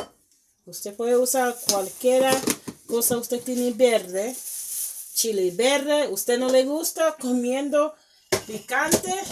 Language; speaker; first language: Spanish; non-native, learner; English